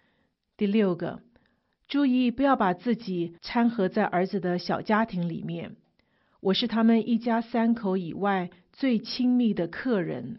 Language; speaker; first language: Chinese; native; Chinese